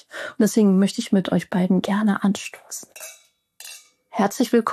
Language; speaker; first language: German; native; German